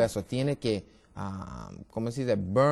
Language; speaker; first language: Spanish; non-native, learner; English